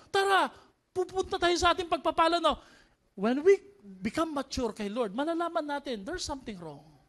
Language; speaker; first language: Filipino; native; Filipino